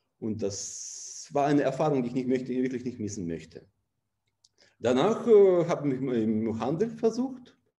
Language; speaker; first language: German; non-native, fluent; Russian